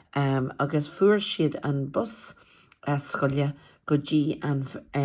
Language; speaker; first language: Irish; non-native, local second language; English